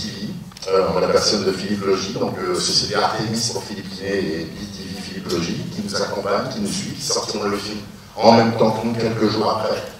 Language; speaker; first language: French; native; French